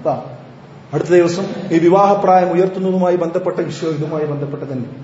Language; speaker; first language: Malayalam; native; Malayalam